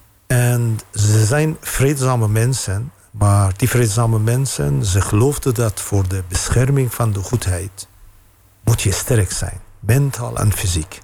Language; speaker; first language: Dutch; non-native, fluent; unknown